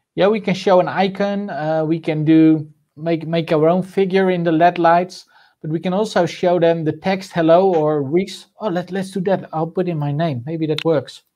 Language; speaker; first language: English; non-native, fluent; Dutch